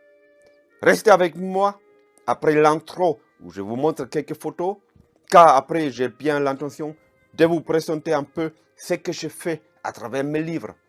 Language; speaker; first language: French; non-native, fluent; German